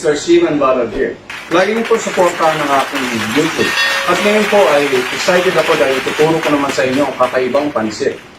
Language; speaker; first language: Filipino; non-native, local second language; Bikol